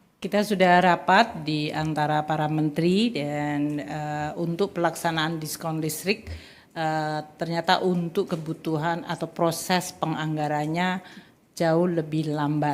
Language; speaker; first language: Indonesian; native; Indonesian